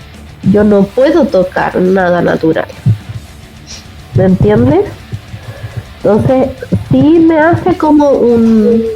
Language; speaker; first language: Spanish; native; Spanish